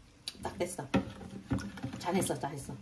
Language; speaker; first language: Korean; non-native, fluent; Vietnamese